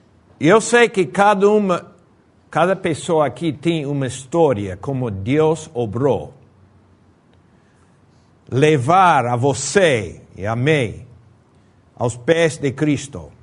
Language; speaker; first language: Portuguese; non-native, fluent; Spanish